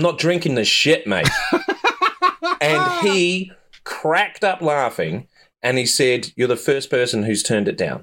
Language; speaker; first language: English; native; English